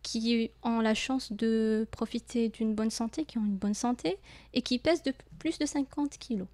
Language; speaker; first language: French; non-native, local second language; Arabic